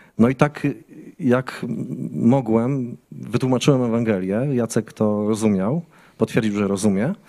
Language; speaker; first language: Polish; native; Polish